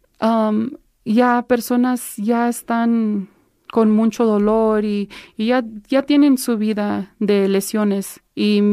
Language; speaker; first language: Spanish; early bilingual, heritage; Spanish